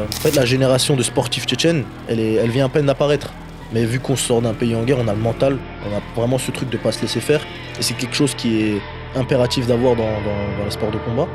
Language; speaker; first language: French; early bilingual, other home language; Chechen